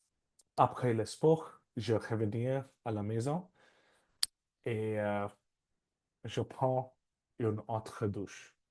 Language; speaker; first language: French; non-native, learner; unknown